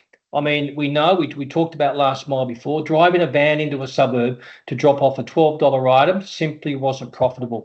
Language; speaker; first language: English; native; English